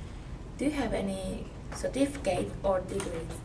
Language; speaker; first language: English; non-native, learner; Japanese